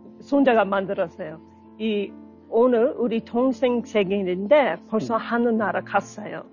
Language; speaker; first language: Korean; non-native, learner; English